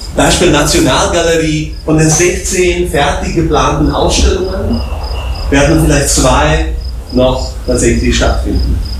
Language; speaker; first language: German; non-native, fluent; Slovak